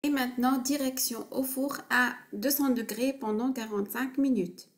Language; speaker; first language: French; non-native, local second language; Arabic